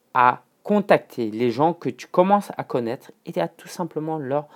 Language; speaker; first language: French; non-native, fluent; Chinese